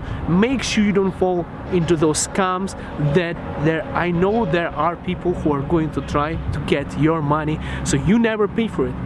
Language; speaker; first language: English; non-native, local second language; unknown